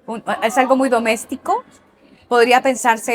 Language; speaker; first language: Spanish; native; Spanish